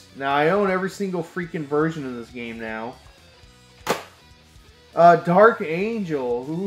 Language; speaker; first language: English; native; English